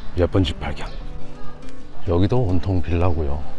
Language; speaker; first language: Korean; native; Korean